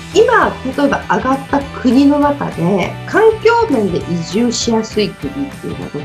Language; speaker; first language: Japanese; native; Japanese